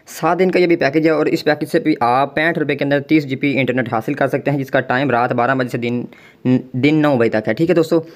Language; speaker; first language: Urdu; non-native, local second language; Punjabi